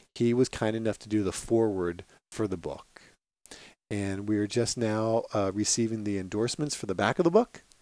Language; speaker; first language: English; native; English